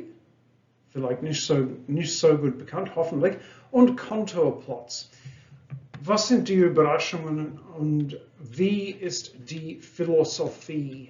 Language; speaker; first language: German; non-native, fluent; English